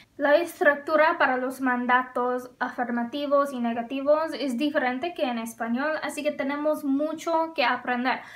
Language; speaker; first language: Spanish; non-native, fluent; English